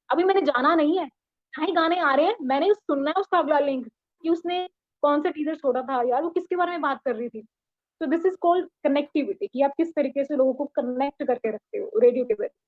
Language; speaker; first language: Hindi; native; Hindi